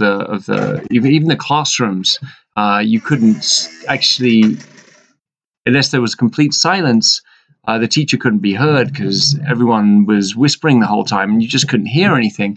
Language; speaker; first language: English; native; English